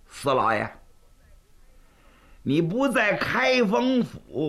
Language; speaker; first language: Chinese; native; Chinese